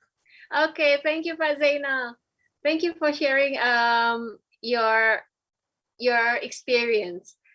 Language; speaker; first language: English; non-native, fluent; Indonesian